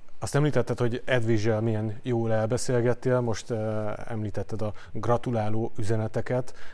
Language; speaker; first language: Hungarian; native; Hungarian